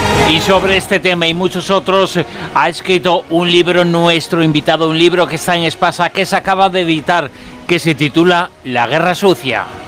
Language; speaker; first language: Spanish; native; Spanish